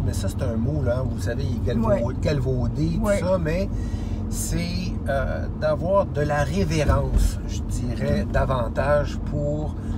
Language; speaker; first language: French; native; French